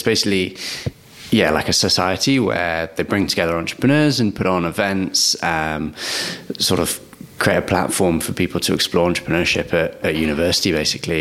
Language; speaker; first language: English; native; English